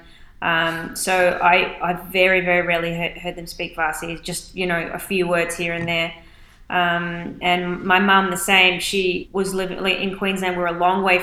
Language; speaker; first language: English; native; English